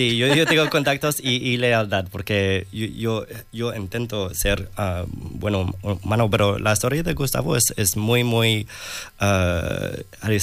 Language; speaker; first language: Spanish; non-native, fluent; English